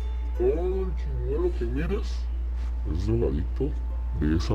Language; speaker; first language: Spanish; native; Spanish